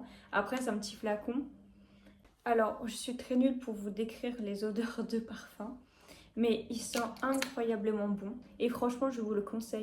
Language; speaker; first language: French; native; French